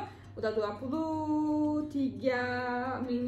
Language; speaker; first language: Indonesian; non-native, learner; Turkish